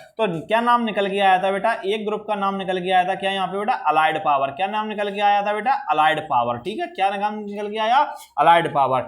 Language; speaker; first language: Hindi; native; Hindi